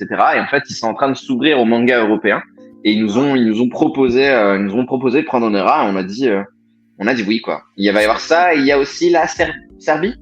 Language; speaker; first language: French; native; French